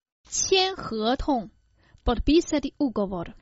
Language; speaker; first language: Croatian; non-native, fluent; Chinese